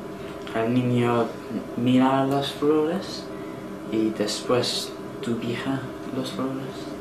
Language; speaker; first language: Spanish; non-native, learner; English